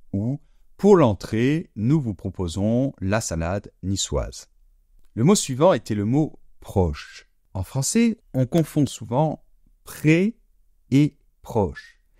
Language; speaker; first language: French; native; French